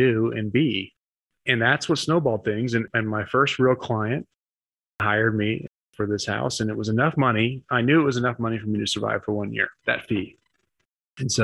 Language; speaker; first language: English; native; English